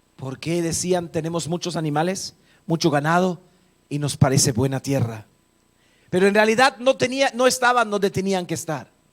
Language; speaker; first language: Spanish; non-native, fluent; German